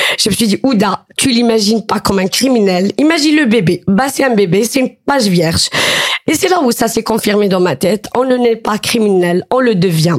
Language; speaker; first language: French; non-native, local second language; Arabic